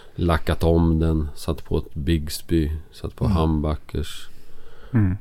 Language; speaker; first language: Swedish; native; Swedish